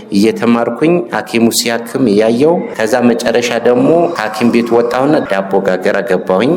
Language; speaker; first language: Amharic; non-native, local second language; Sebat Bet Gurage